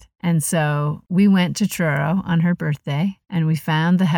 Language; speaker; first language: English; native; English